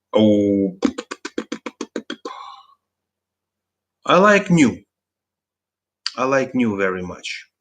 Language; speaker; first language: English; non-native, fluent; Russian